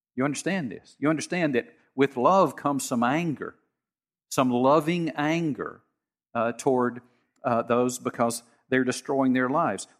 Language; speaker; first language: English; native; English